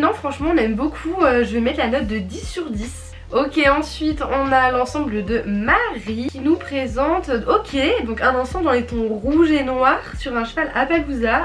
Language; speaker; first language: French; native; French